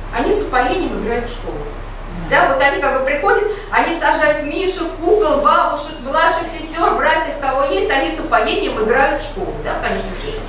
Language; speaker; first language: Russian; native; Russian